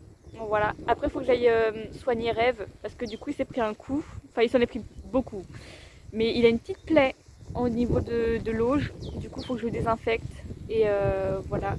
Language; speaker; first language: French; native; French